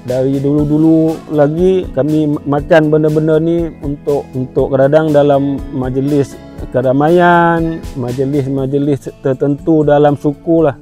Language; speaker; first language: Malay; non-native, local second language; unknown